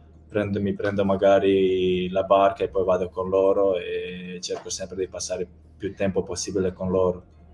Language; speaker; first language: Italian; non-native, fluent; Croatian